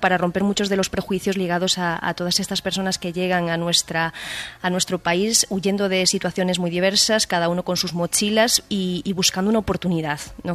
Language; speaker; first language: Spanish; native; Spanish